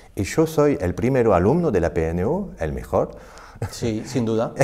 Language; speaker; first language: Spanish; non-native, fluent; French